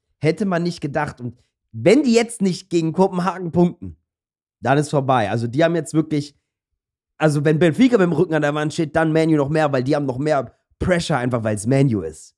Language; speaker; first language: German; early bilingual, other home language; Turkish